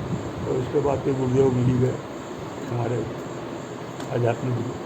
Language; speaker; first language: Hindi; native; Hindi